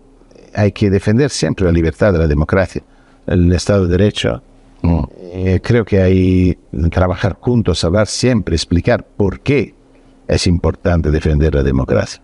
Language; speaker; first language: Spanish; non-native, fluent; Italian